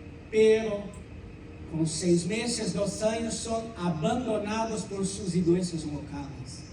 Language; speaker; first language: Spanish; non-native, fluent; Portuguese